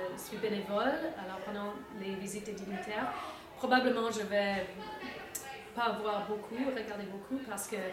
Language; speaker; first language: French; non-native, fluent; English